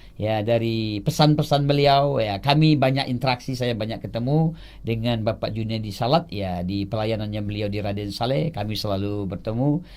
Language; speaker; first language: Indonesian; non-native, local second language; Achinese